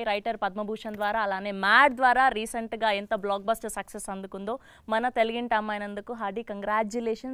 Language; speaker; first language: Telugu; native; Telugu